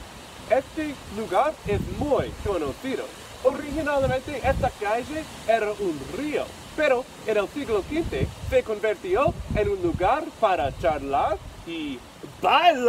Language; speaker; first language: Spanish; non-native, learner; English